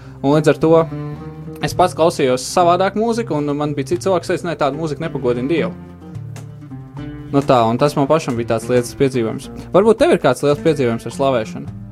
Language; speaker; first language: Latvian; native; Latvian